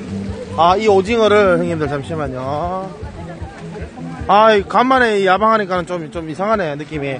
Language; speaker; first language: Korean; native; Korean